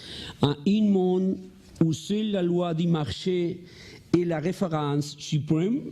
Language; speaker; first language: French; non-native, learner; Spanish